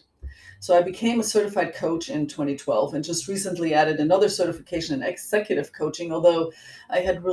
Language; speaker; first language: English; non-native, fluent; German